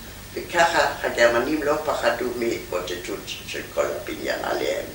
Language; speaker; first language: Hebrew; non-native, fluent; German